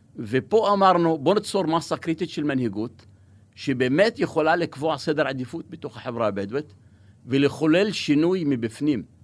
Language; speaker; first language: Hebrew; non-native, local second language; Arabic